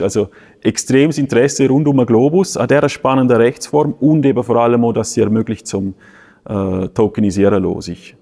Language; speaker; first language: German; native; German